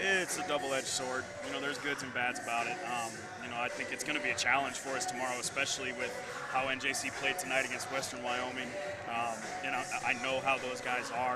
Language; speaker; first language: English; native; English